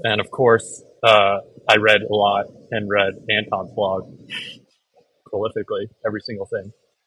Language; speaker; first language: English; native; English